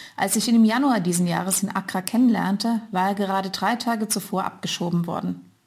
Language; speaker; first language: German; native; German